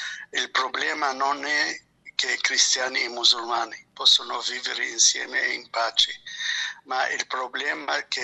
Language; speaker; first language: Italian; non-native, fluent; Arabic